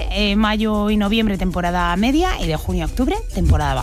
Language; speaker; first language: Spanish; native; Spanish